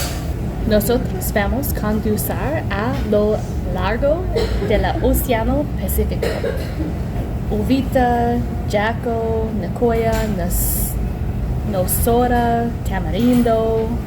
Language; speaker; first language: Spanish; non-native, learner; English